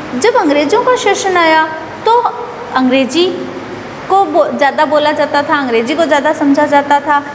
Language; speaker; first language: Hindi; native; Hindi